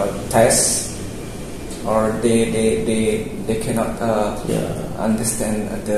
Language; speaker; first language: English; non-native, local second language; Indonesian